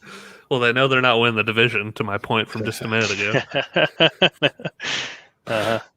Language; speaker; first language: English; native; English